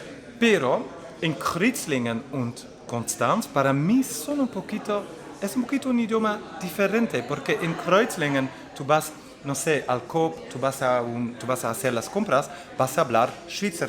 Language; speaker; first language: Spanish; non-native, fluent; Dutch